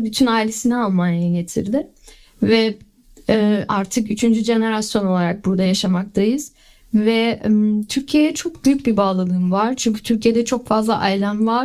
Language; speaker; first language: Turkish; early bilingual, heritage; Turkish